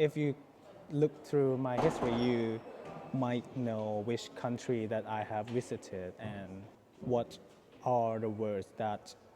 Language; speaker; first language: English; non-native, learner; Thai